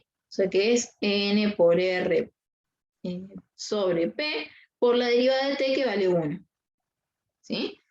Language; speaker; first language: Spanish; native; Spanish